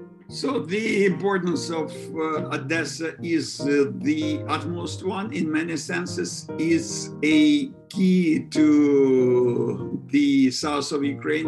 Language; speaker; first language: English; non-native, fluent; Ukrainian